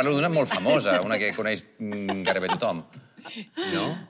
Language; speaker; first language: Catalan; non-native, fluent; Icelandic